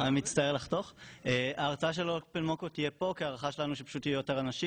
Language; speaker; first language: Hebrew; native; Hebrew